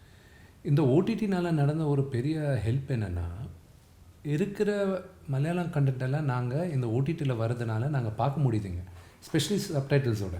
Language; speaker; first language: Tamil; non-native, local second language; Telugu